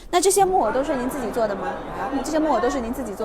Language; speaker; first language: Chinese; native; Chinese